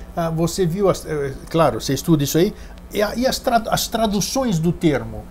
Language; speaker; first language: Portuguese; native; Portuguese